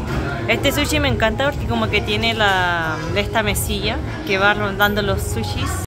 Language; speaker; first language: Spanish; native; Spanish